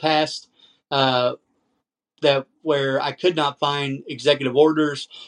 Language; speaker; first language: English; native; English